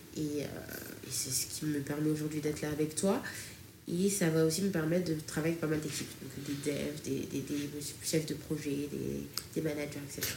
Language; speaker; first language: French; early bilingual, other home language; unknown